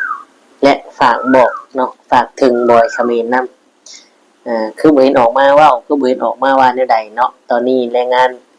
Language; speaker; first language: Thai; non-native, local second language; Northeastern Thai